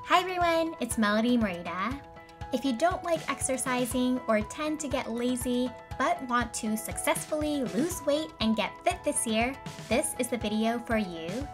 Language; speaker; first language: English; early bilingual, other home language; Japanese